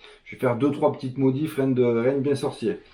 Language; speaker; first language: French; native; French